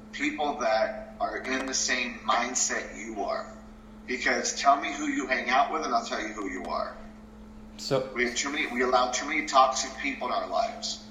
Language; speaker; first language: English; early bilingual, other home language; Spanish